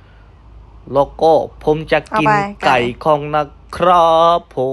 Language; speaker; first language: Thai; non-native, fluent; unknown